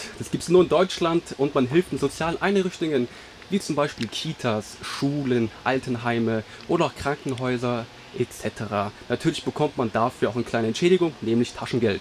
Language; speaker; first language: German; native; German